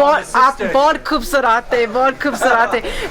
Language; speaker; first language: Hindi; non-native, learner; English